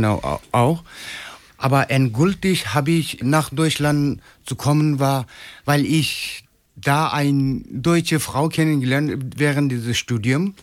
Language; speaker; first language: German; non-native, learner; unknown